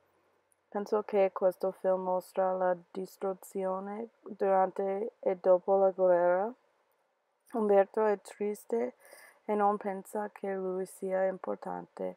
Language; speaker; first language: Italian; non-native, learner; English